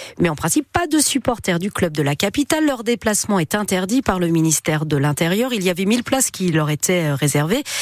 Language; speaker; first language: French; native; French